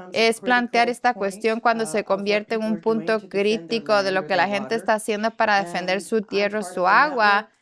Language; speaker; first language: Spanish; non-native, fluent; English